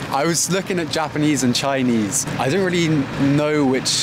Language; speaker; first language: English; native; English